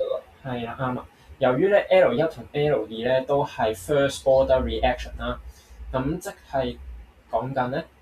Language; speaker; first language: Cantonese; native; Cantonese